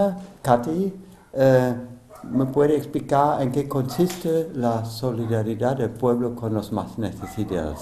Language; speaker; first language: Spanish; non-native, fluent; German